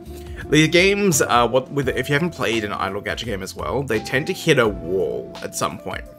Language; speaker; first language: English; native; English